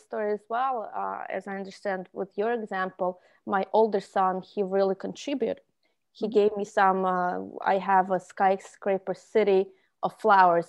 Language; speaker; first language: English; non-native, fluent; Russian